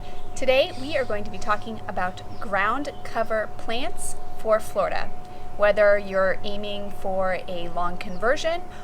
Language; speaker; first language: English; native; English